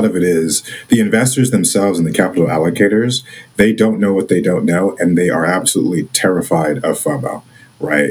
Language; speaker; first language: English; native; English